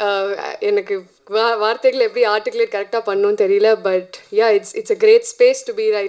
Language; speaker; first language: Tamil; non-native, local second language; Telugu